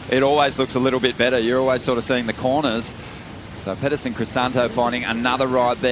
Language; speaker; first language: English; native; English